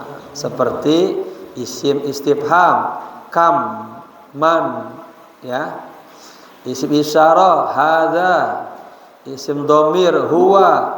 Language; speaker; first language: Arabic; non-native, fluent; Indonesian